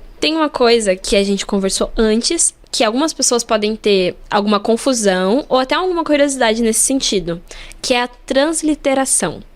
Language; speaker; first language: Portuguese; native; Portuguese